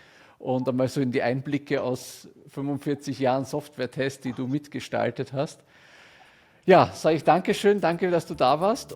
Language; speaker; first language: German; native; German